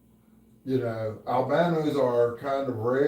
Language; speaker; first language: English; native; English